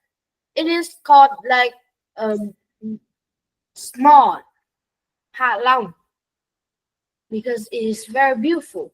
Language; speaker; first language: English; non-native, learner; Vietnamese